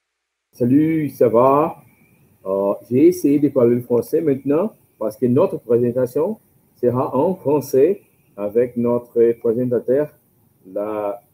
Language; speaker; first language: French; non-native, learner; Portuguese